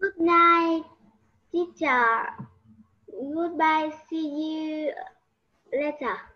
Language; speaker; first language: English; non-native, learner; Vietnamese